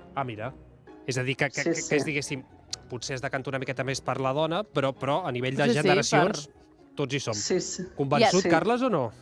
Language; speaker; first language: Catalan; native; Catalan